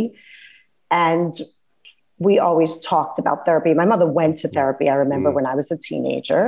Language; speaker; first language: English; native; English